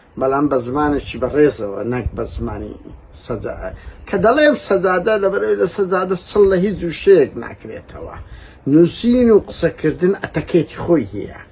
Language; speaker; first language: Central Kurdish; native; Central Kurdish